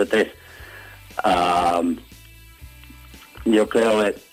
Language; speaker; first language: Spanish; non-native, learner; English